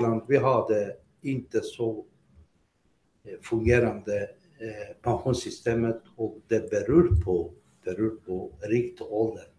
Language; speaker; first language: Swedish; non-native, fluent; Greek